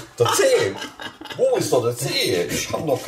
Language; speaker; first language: German; native; German